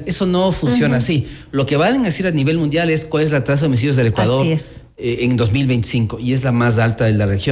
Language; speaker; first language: Spanish; native; Spanish